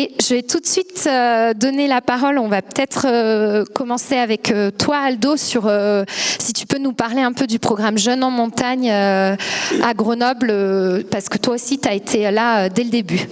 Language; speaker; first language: French; native; French